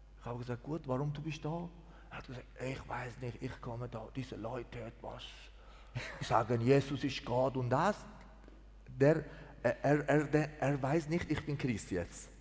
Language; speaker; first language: German; non-native, learner; Persian